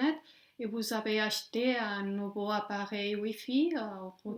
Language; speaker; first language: French; non-native, fluent; Spanish